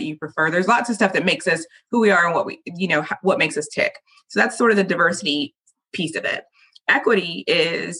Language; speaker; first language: English; native; English